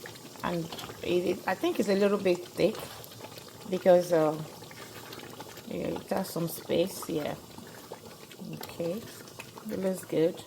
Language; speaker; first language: English; non-native, local second language; Yoruba